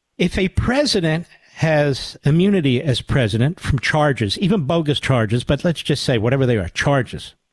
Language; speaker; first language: English; native; English